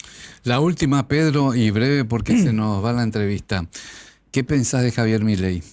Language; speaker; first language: Spanish; native; Spanish